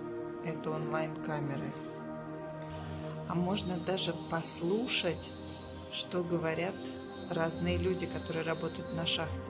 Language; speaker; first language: Russian; native; Russian